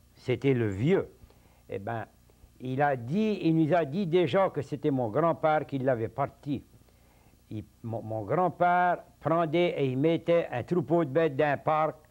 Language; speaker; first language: French; early bilingual, heritage; French